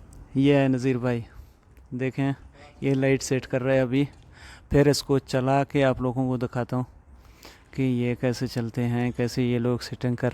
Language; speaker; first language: Hindi; non-native, local second language; Baluchi